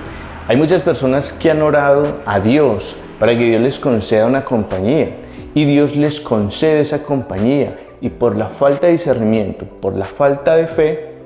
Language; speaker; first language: Spanish; native; Spanish